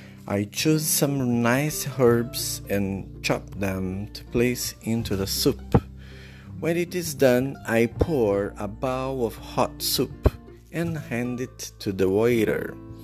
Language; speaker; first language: English; non-native, fluent; Portuguese